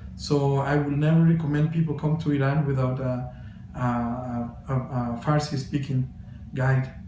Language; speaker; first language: English; non-native, fluent; Spanish